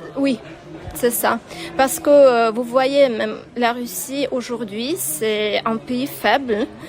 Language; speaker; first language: French; non-native, fluent; Ukrainian